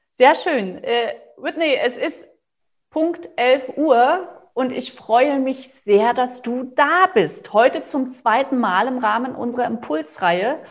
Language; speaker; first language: German; native; German